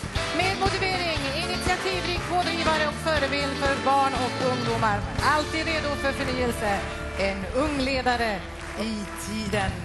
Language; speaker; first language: Swedish; native; Swedish